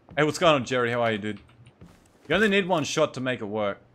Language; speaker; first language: English; native; English